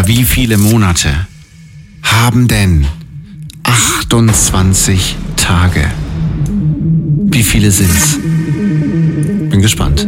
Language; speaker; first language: German; native; German